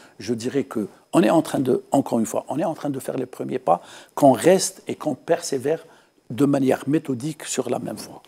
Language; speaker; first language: French; non-native, local second language; Arabic